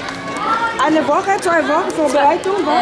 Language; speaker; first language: German; non-native, learner; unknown